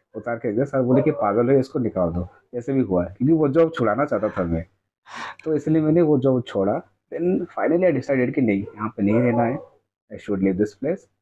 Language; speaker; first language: Hindi; non-native, local second language; Odia